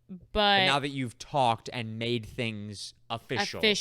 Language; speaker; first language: English; native; English